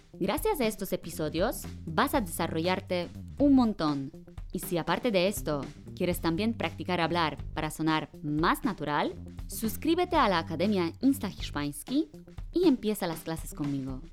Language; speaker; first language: Spanish; non-native, fluent; Polish